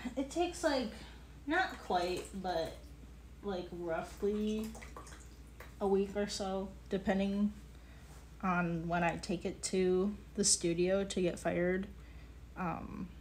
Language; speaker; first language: English; native; English